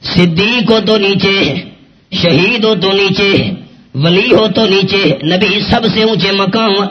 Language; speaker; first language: Urdu; non-native, local second language; Pashto